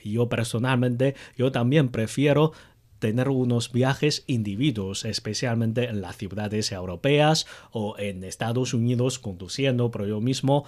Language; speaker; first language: Spanish; non-native, fluent; Chinese